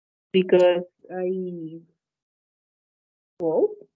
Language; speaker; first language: English; non-native, learner; Spanish